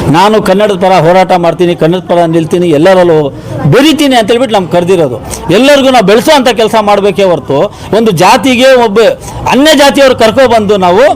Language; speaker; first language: Kannada; non-native, local second language; Urdu